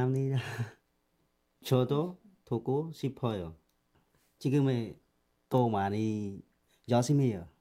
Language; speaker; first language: Korean; non-native, learner; Khmer